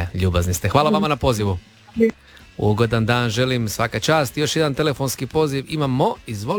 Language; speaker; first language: Serbian; native; Serbian